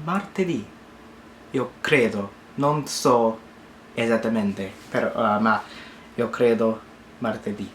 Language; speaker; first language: Italian; non-native, learner; English